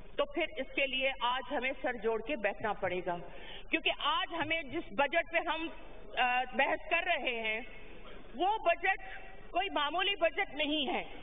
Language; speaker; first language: Urdu; non-native, local second language; Sindhi